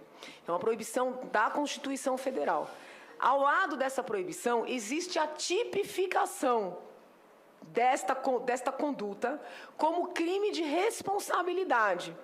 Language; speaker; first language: Portuguese; native; Portuguese